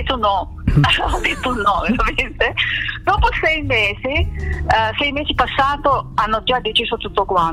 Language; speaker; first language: Italian; non-native, fluent; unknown